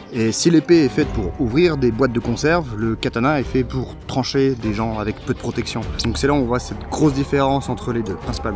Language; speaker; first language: French; native; French